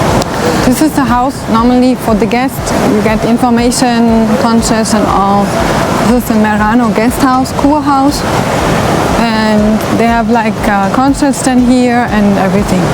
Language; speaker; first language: English; non-native, learner; German